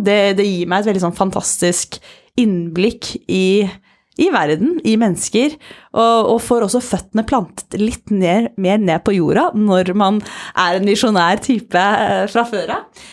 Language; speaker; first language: Norwegian; native; Norwegian